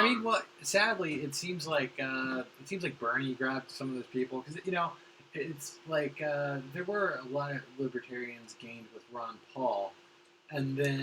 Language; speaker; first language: English; native; English